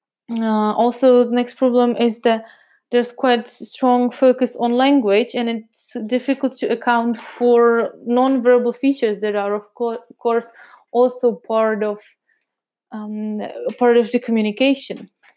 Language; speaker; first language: English; non-native, fluent; Czech